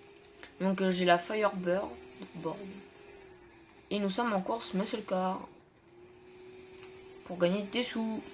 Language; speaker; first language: French; native; French